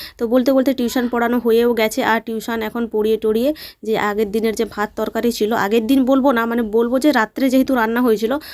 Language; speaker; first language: Bangla; native; Bangla